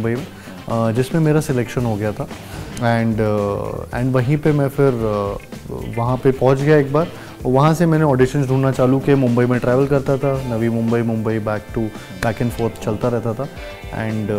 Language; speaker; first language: Hindi; native; Hindi